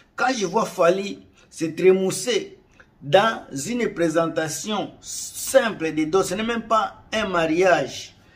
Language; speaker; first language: French; non-native, local second language; Lingala